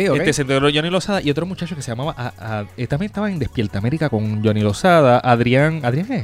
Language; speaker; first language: Spanish; native; Spanish